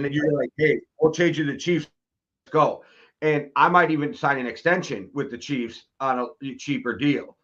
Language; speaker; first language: English; native; English